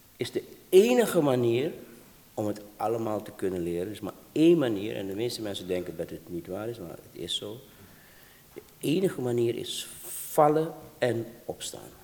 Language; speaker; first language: Dutch; native; Dutch